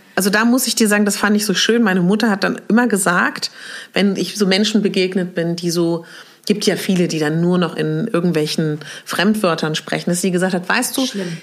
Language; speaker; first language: German; native; German